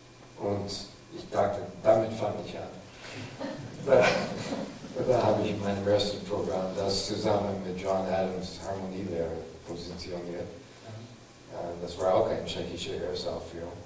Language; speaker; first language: German; non-native, fluent; English